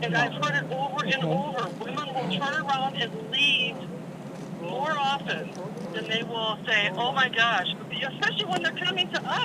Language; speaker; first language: English; native; English